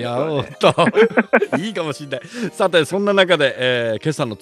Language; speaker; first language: Japanese; native; Japanese